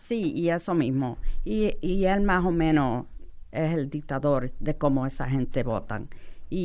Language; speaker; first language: Spanish; non-native, fluent; English